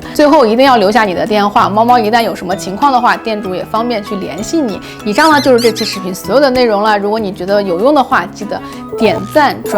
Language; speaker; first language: Chinese; native; Chinese